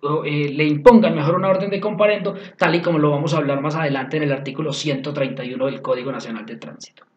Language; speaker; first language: Spanish; native; Spanish